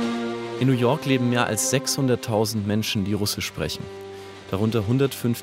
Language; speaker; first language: German; native; German